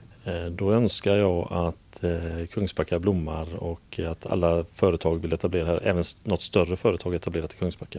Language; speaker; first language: Swedish; native; Swedish